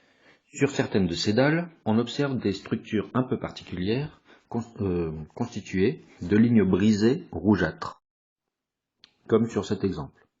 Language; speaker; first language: French; native; French